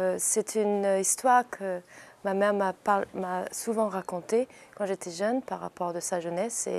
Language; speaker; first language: French; early bilingual, heritage; English